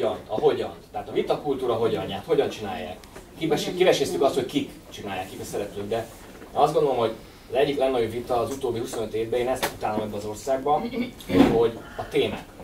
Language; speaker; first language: Hungarian; native; Hungarian